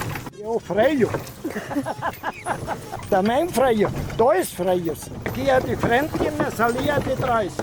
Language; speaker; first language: Portuguese; non-native, local second language; German